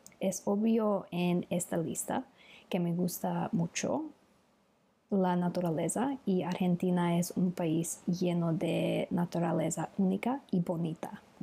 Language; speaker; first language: Spanish; non-native, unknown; English